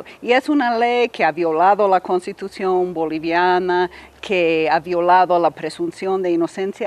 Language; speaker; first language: Spanish; native; Spanish